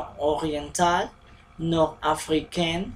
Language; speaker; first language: French; non-native, learner; Spanish